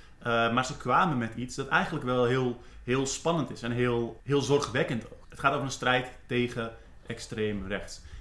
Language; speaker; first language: Dutch; native; Dutch